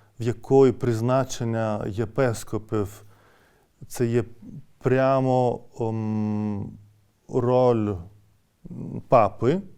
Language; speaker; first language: Ukrainian; non-native, fluent; Lithuanian